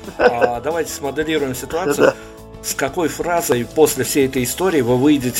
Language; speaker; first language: Russian; native; Russian